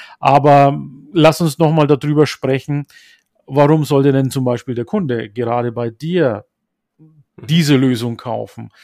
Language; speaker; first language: German; early bilingual, other home language; Turkish